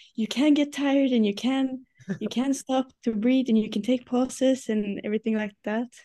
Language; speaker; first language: English; non-native, fluent; Swedish